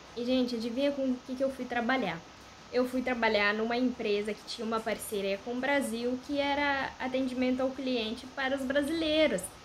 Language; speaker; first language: Portuguese; non-native, fluent; Romanian